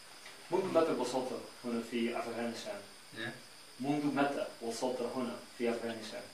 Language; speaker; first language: Arabic; non-native, fluent; English